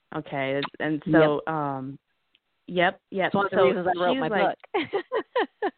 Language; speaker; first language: English; early bilingual, heritage; Lao